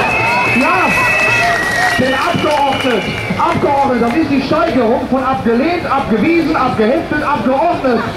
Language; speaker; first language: German; native; German